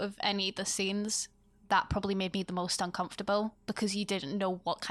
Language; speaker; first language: English; native; English